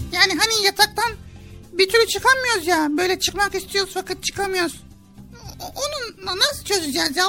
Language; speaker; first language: Turkish; native; Turkish